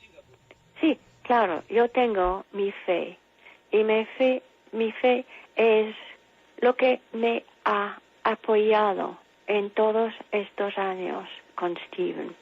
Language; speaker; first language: Spanish; non-native, fluent; English